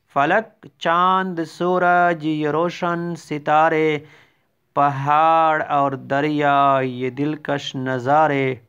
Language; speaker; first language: Urdu; non-native, local second language; Pashto